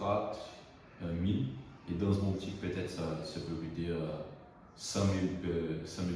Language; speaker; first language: French; non-native, learner; Portuguese